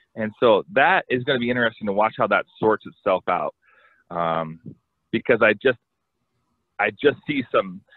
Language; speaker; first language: English; native; English